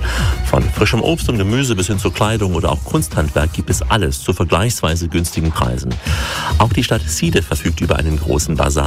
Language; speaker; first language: German; native; German